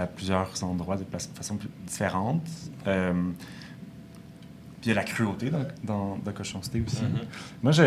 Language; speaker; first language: French; native; French